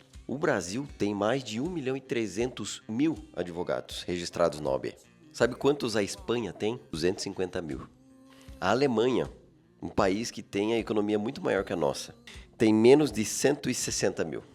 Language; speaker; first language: Portuguese; native; Portuguese